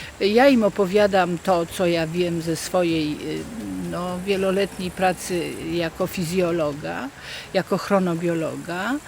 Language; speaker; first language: Polish; native; Polish